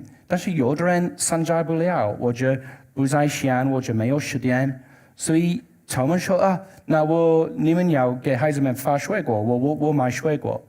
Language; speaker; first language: Chinese; non-native, learner; English